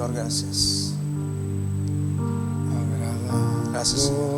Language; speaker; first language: Spanish; native; Spanish